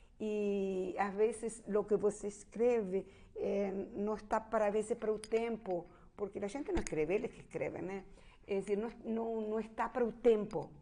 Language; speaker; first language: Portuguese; non-native, fluent; Spanish